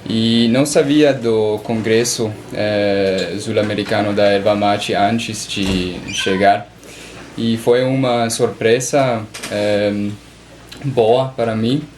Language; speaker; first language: Portuguese; non-native, learner; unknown